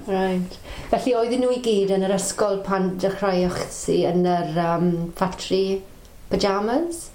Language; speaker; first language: Welsh; non-native, local second language; English